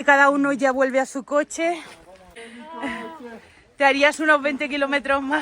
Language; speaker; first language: Spanish; native; Spanish